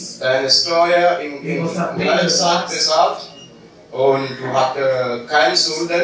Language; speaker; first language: German; non-native, learner; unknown